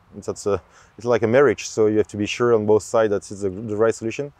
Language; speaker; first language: English; non-native, fluent; French